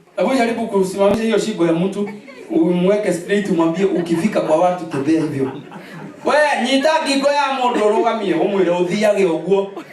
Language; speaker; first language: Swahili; non-native, local second language; Kikuyu